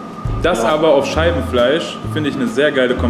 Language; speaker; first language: German; native; German